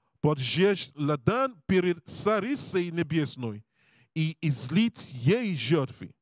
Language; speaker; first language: Russian; non-native, learner; English